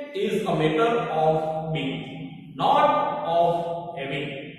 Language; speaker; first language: English; non-native, local second language; Gujarati